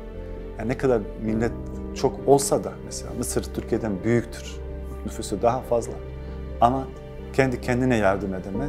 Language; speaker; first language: Turkish; non-native, fluent; Bosnian